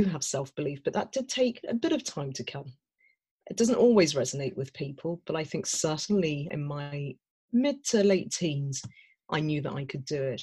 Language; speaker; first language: English; native; English